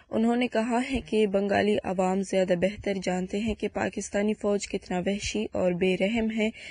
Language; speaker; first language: Urdu; non-native, local second language; Baluchi